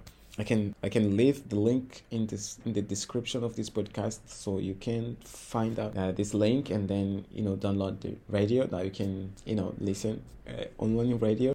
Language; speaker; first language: English; non-native, fluent; Portuguese